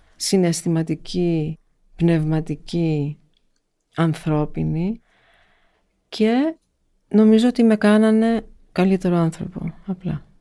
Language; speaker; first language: Greek; early bilingual, heritage; Greek